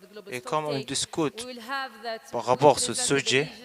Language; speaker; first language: French; non-native, learner; Arabic